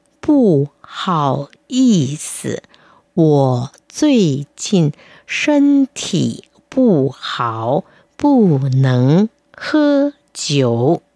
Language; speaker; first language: Chinese; non-native, fluent; Vietnamese